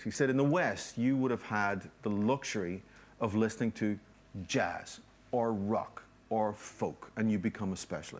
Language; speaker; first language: English; native; English